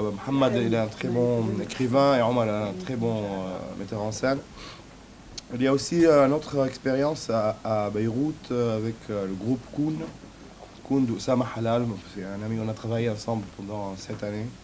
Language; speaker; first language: French; non-native, fluent; Arabic